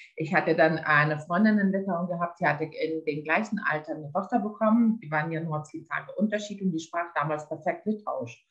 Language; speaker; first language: German; non-native, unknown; Lithuanian